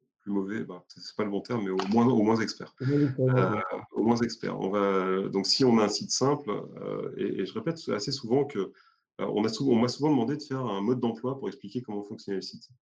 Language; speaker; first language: French; native; French